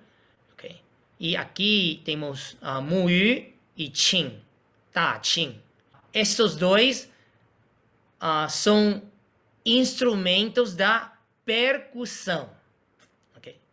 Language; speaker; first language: Portuguese; non-native, fluent; Spanish